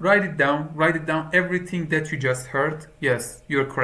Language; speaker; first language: English; non-native, fluent; Persian